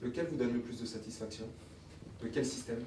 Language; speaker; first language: French; native; French